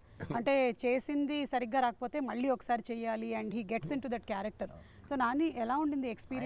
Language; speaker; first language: Telugu; native; Telugu